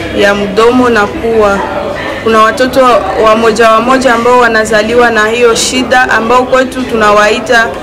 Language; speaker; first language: Swahili; native; Swahili